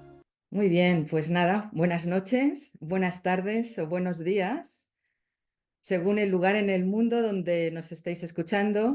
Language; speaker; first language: Spanish; native; Spanish